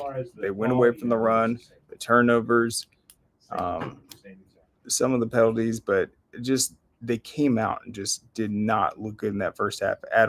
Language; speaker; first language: English; native; English